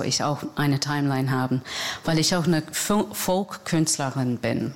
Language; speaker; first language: German; non-native, fluent; English